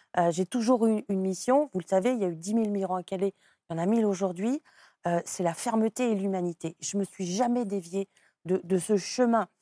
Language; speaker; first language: French; native; French